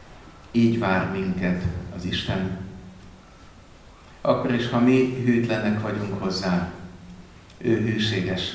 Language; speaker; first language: Hungarian; native; Hungarian